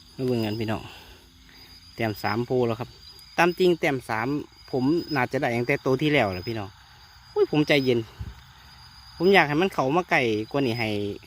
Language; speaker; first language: Thai; native; Thai